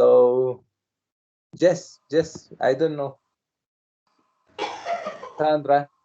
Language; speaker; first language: English; non-native, learner; Spanish